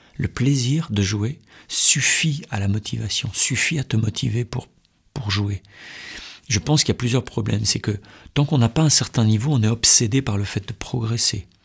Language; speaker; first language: French; native; French